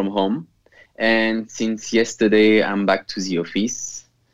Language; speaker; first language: English; non-native, fluent; French